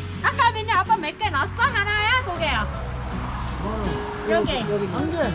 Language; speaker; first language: Korean; non-native, learner; Vietnamese